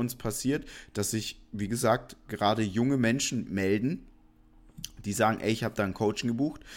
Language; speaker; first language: German; native; German